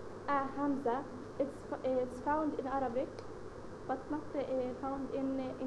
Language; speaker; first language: English; non-native, learner; Arabic